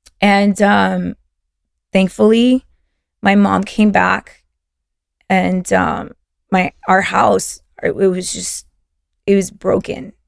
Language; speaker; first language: English; early bilingual, other home language; Spanish